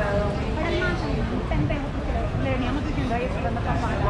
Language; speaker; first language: Spanish; native; Spanish